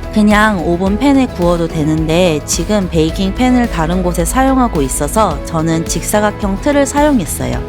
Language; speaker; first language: Korean; native; Korean